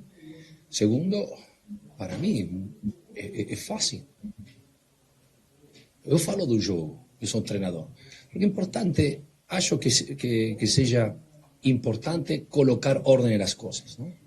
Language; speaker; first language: Portuguese; non-native, fluent; Spanish